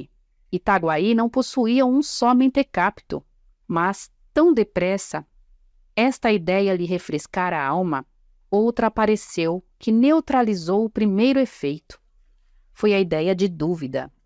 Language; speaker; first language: Portuguese; native; Portuguese